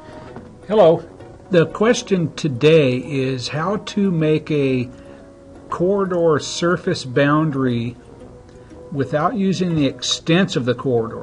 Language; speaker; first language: English; native; English